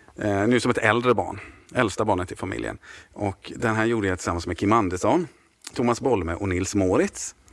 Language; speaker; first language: Swedish; native; Swedish